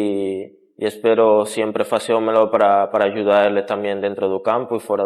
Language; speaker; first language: Portuguese; non-native, fluent; Spanish